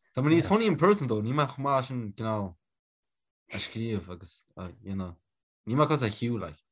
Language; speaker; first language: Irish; native; Irish